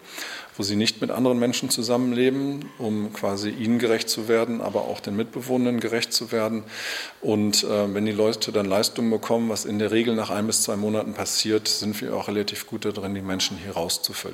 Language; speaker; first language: German; native; German